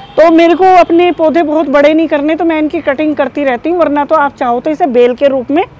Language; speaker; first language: Hindi; native; Hindi